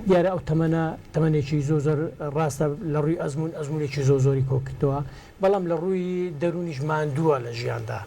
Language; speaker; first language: Central Kurdish; native; Central Kurdish